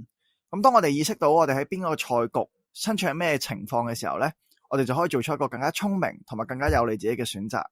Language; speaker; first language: Cantonese; native; Cantonese